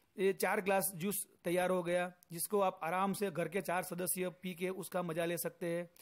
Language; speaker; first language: Hindi; non-native, local second language; Gujarati